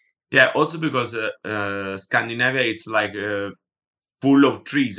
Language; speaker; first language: English; non-native, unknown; Italian